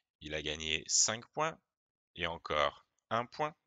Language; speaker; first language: French; native; French